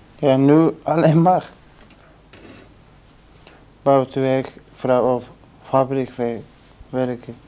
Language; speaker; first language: Dutch; non-native, learner; Turkish